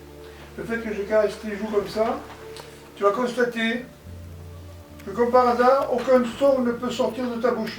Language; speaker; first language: French; native; French